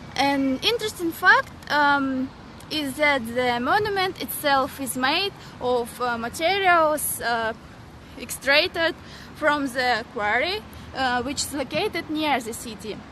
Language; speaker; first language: English; non-native, learner; Russian